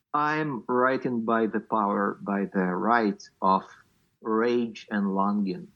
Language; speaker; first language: English; non-native, fluent; Ukrainian